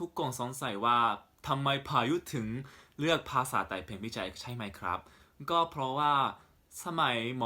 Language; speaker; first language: Thai; non-native, fluent; Japanese